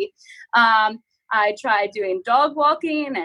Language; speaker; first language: English; native; English